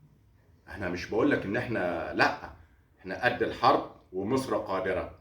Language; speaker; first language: Arabic; native; Arabic